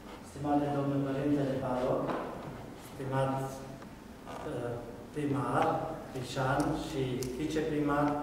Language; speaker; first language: Romanian; non-native, local second language; German